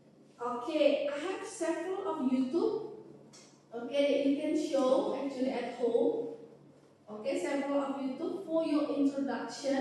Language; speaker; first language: English; non-native, fluent; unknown